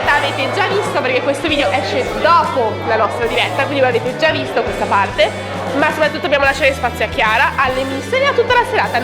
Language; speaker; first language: Italian; native; Italian